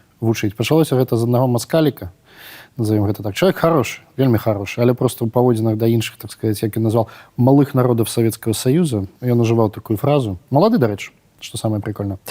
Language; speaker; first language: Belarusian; non-native, local second language; Russian